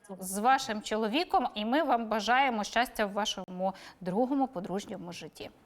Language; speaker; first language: Ukrainian; native; Ukrainian